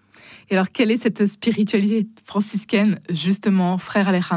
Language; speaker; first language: French; native; French